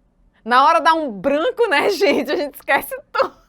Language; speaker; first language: Portuguese; native; Portuguese